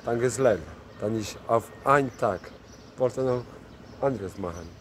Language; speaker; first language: German; non-native, learner; Polish